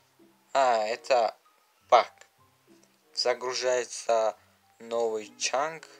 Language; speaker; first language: Russian; non-native, learner; Uzbek